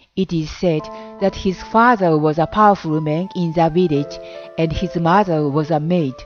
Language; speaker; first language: English; non-native, fluent; Japanese